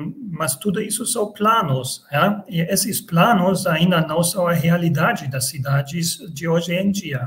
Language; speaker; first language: Portuguese; non-native, fluent; German